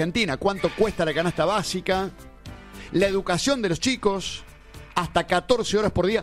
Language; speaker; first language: Spanish; native; Spanish